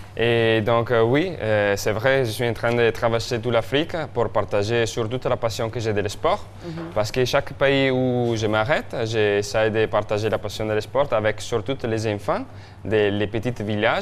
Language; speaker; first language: French; non-native, fluent; Italian